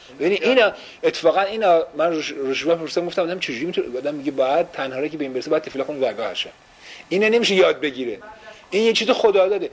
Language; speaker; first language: Persian; early bilingual, heritage; Persian